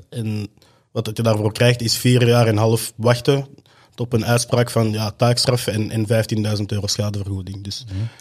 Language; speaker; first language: Dutch; native; Dutch